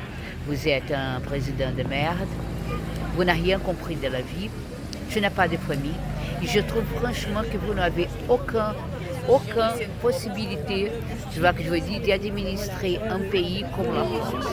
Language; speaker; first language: French; non-native, fluent; Portuguese